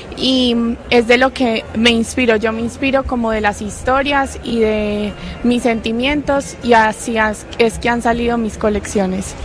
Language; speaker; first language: Spanish; native; Spanish